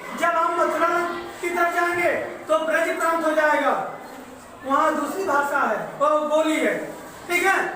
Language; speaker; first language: Hindi; native; Hindi